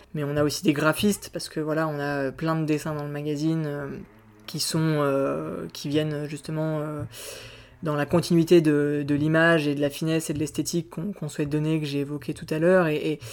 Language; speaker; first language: French; native; French